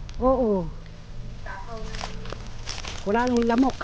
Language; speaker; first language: Filipino; non-native, local second language; Cebuano